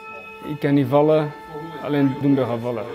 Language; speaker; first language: Dutch; non-native, fluent; Armenian